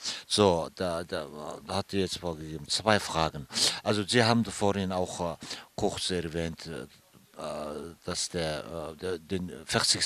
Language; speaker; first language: German; non-native, fluent; Mongolian